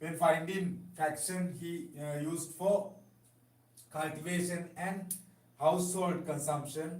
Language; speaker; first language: English; non-native, local second language; Sinhala